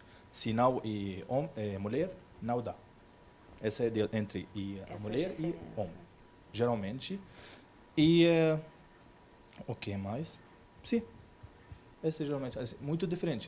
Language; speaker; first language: Portuguese; non-native, learner; Arabic